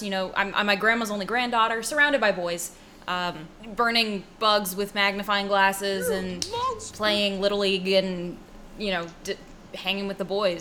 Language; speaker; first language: English; native; English